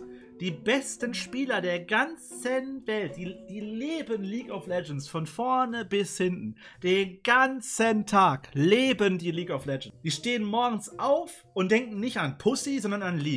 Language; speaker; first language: German; native; German